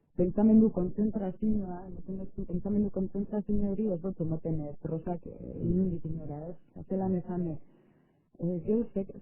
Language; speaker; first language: Basque; native; Basque